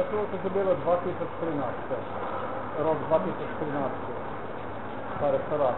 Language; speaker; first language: Polish; non-native, learner; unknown